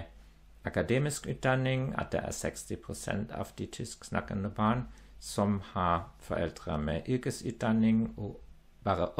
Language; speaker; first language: Norwegian; non-native, fluent; German